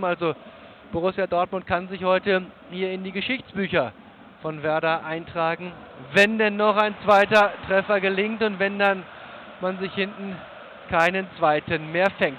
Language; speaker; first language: German; native; German